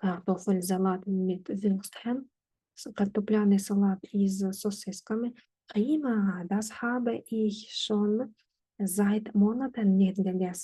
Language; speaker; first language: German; non-native, fluent; Ukrainian